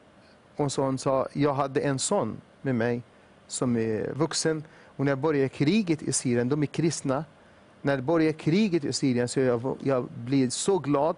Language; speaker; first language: Swedish; non-native, fluent; Arabic